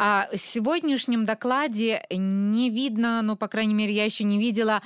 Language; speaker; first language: Russian; native; Russian